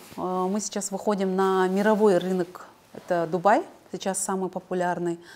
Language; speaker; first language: Russian; non-native, local second language; Kazakh